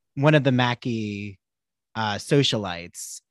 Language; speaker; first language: English; native; English